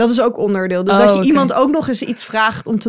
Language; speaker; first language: Dutch; native; Dutch